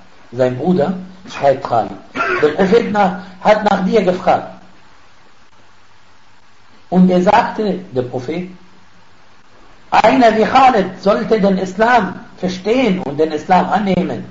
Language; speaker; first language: German; non-native, fluent; Arabic